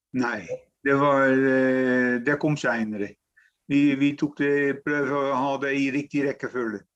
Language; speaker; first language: Norwegian; non-native, fluent; Dutch